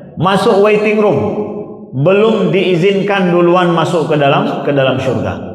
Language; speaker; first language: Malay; non-native, local second language; Achinese